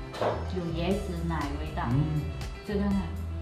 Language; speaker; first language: Chinese; non-native, learner; Vietnamese